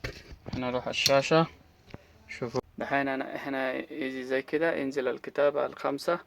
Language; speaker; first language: Arabic; non-native, learner; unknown